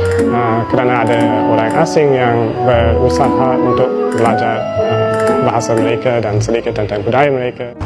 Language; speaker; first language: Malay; non-native, fluent; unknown